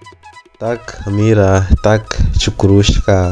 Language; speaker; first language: Russian; non-native, learner; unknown